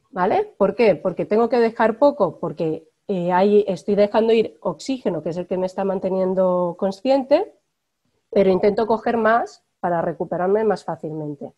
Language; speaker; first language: Spanish; native; Spanish